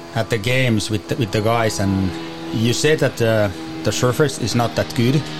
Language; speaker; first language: English; non-native, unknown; Finnish